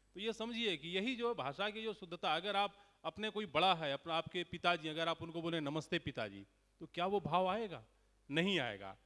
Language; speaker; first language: Hindi; native; Hindi